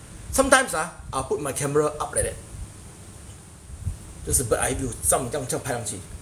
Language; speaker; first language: English; non-native, local second language; Chinese